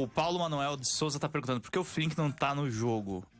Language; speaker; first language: Portuguese; native; Portuguese